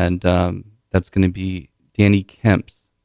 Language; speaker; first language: English; native; English